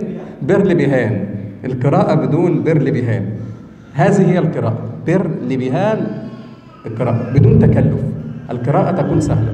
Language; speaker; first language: Arabic; native; Arabic